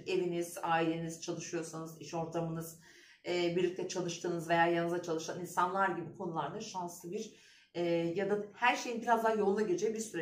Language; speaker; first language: Turkish; native; Turkish